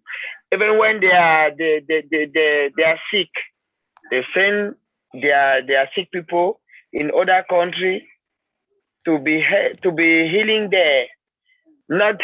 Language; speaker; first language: English; non-native, learner; French